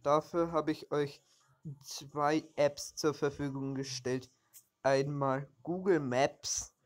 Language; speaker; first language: German; early bilingual, other home language; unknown